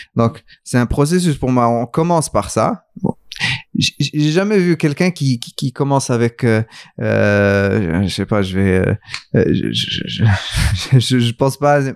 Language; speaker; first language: French; non-native, local second language; Arabic